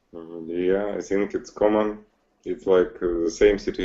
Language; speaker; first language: English; non-native, learner; Russian